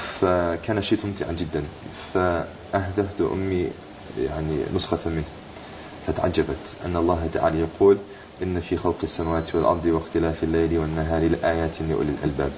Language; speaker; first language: Arabic; non-native, fluent; English